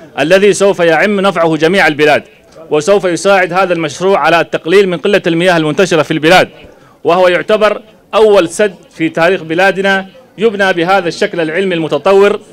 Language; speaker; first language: Arabic; non-native, local second language; Somali